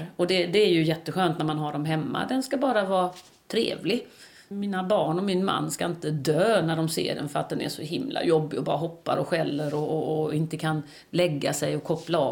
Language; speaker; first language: Swedish; native; Swedish